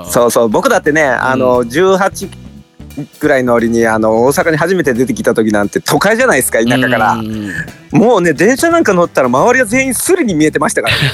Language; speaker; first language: Japanese; native; Japanese